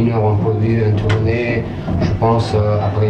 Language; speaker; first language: French; non-native, learner; Italian